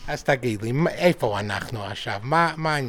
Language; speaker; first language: Hebrew; non-native, learner; English